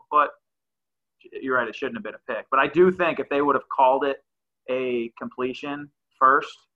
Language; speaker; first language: English; native; English